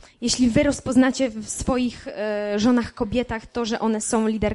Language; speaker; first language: Polish; native; Polish